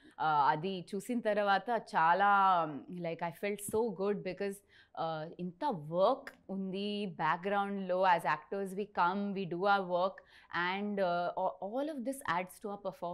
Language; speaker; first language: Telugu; non-native, learner; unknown